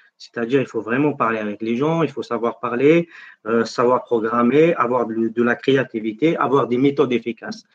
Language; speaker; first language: French; non-native, local second language; Arabic